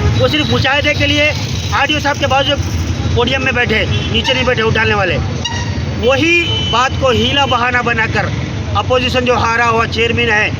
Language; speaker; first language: Hindi; native; Hindi